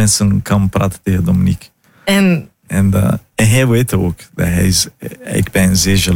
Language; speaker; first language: Dutch; non-native, fluent; Portuguese